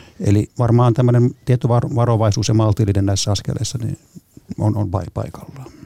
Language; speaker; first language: Finnish; native; Finnish